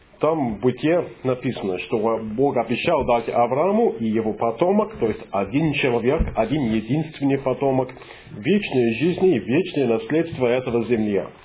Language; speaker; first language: Russian; non-native, fluent; English